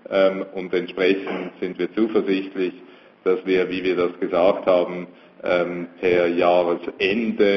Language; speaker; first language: German; native; German